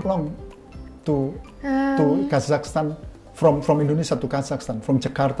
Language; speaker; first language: English; non-native, fluent; Indonesian